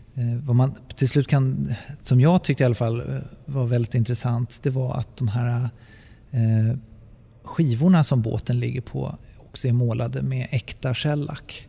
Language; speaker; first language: Swedish; native; Swedish